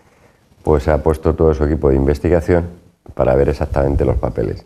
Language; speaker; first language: Spanish; native; Spanish